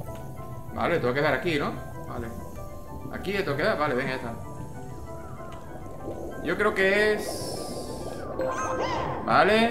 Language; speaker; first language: Spanish; native; Spanish